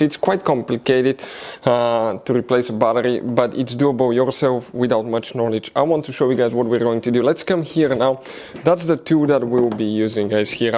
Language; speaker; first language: English; non-native, fluent; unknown